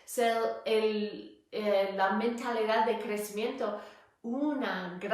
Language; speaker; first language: Spanish; non-native, fluent; English